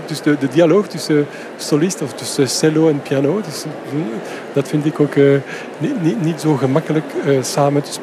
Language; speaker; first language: Dutch; non-native, fluent; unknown